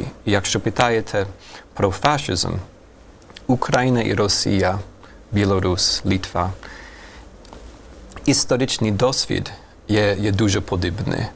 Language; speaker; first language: Ukrainian; non-native, fluent; German